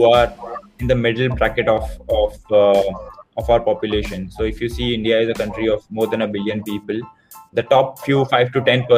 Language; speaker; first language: English; non-native, local second language; Hindi